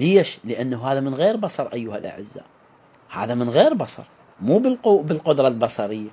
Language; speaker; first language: Arabic; native; Arabic